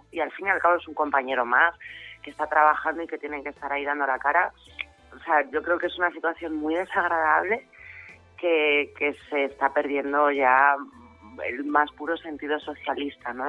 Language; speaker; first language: Spanish; native; Spanish